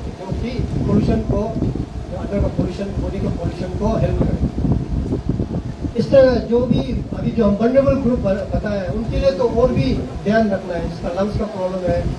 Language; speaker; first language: Hindi; non-native, local second language; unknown